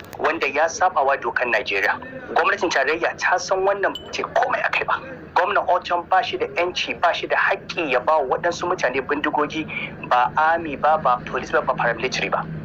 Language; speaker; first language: Hausa; non-native, local second language; Fula